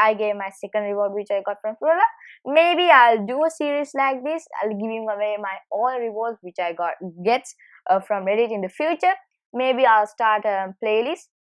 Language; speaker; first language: English; non-native, fluent; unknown